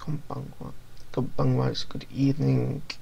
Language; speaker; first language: Japanese; non-native, learner; English